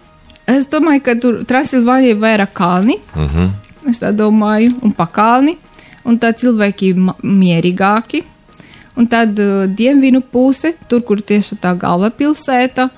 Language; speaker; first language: Latvian; non-native, learner; Romanian